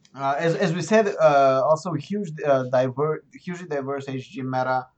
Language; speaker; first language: English; non-native, fluent; Bulgarian